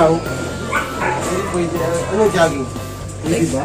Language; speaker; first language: Filipino; native; Filipino